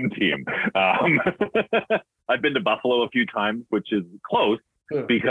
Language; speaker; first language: English; native; English